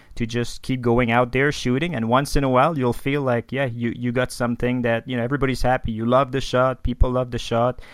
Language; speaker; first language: English; non-native, fluent; French